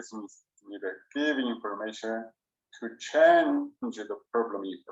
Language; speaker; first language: English; non-native, learner; Chinese